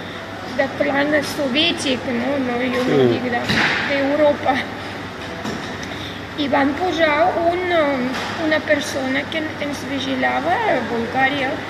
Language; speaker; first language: Catalan; non-native, fluent; Russian